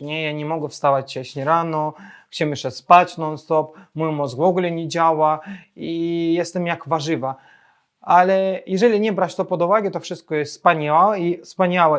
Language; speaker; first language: Polish; non-native, fluent; Azerbaijani